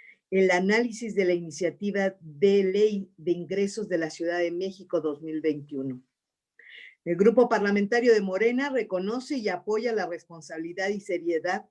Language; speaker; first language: Spanish; native; Spanish